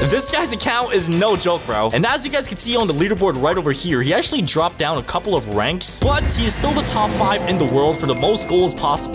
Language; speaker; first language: English; native; English